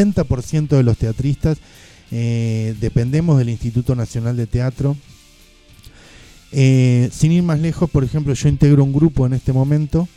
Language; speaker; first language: Spanish; native; Spanish